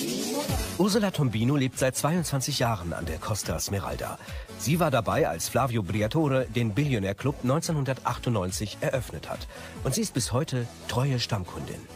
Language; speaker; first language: German; native; German